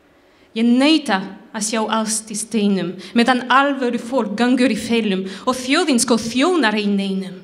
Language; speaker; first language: Icelandic; non-native, learner; French